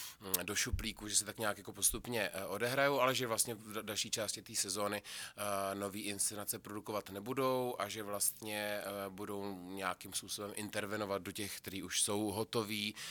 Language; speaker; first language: Czech; native; Czech